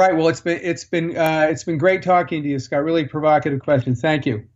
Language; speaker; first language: English; native; English